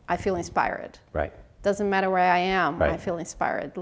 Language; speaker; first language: English; non-native, learner; Portuguese